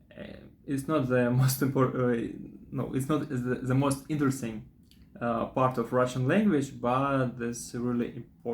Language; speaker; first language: English; non-native, fluent; Russian